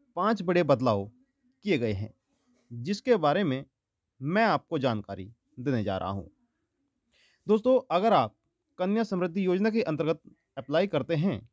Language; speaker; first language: Hindi; native; Hindi